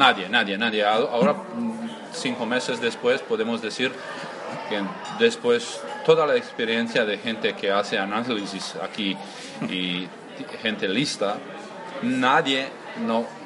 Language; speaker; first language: Spanish; non-native, learner; Croatian